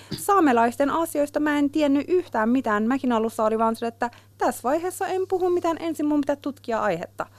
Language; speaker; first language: Finnish; non-native, fluent; Persian